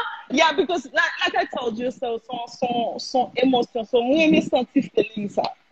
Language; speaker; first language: English; non-native, learner; Haitian Creole